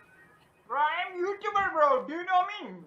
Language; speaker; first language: English; non-native, learner; Malayalam